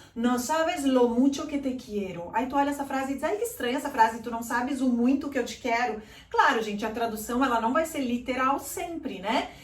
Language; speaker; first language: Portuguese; native; Portuguese